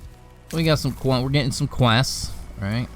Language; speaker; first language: English; native; English